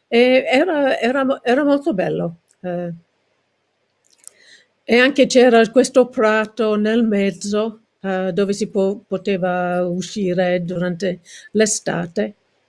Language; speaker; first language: Italian; non-native, learner; English